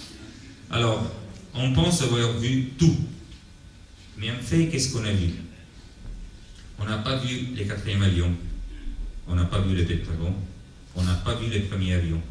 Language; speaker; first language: French; non-native, fluent; Italian